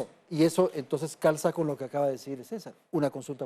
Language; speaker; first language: Spanish; native; Spanish